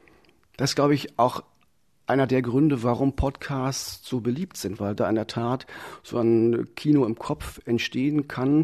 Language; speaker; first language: German; native; German